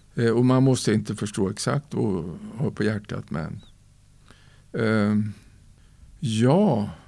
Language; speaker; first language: Swedish; native; Swedish